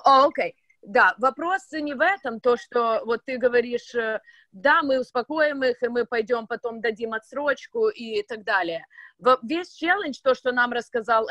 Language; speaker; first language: Russian; native; Russian